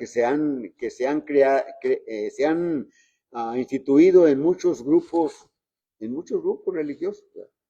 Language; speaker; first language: Spanish; native; Spanish